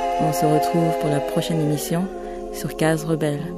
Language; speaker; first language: French; native; French